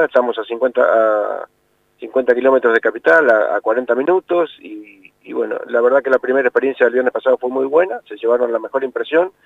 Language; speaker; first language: Spanish; native; Spanish